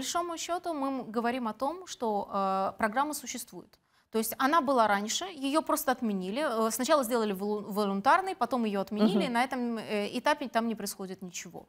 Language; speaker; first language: Russian; native; Russian